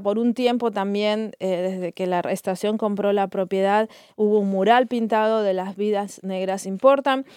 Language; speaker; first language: Spanish; native; Spanish